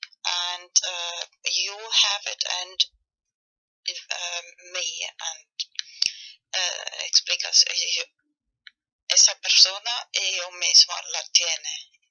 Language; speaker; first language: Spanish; non-native, fluent; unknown